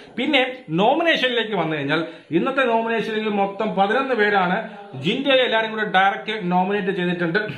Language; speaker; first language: Malayalam; native; Malayalam